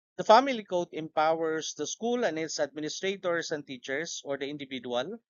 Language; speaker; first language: English; non-native, local second language; Filipino